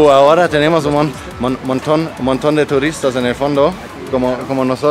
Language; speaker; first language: Spanish; non-native, learner; German